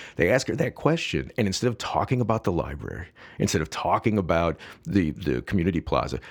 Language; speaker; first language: English; native; English